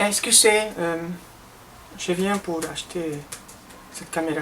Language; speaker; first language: French; native; French